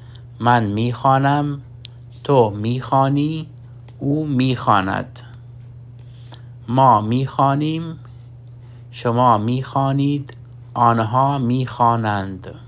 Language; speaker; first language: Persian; non-native, fluent; Urdu